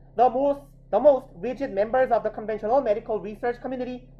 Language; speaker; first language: English; non-native, fluent; Korean